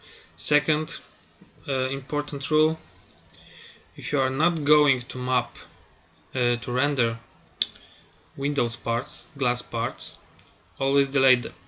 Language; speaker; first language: English; non-native, fluent; Polish